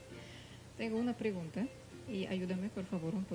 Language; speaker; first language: Spanish; non-native, fluent; Russian